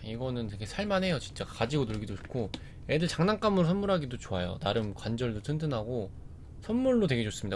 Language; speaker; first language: Korean; native; Korean